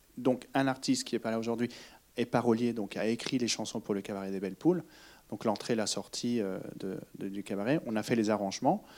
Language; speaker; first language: French; native; French